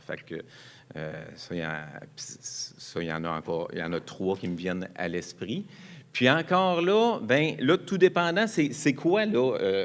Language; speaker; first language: French; native; French